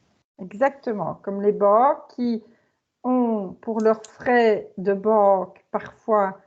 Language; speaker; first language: French; native; French